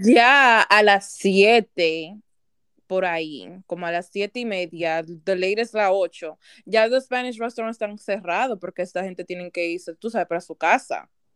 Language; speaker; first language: Spanish; early bilingual, heritage; Spanish